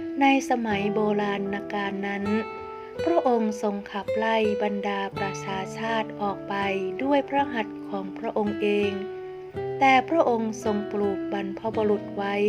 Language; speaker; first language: Thai; native; Thai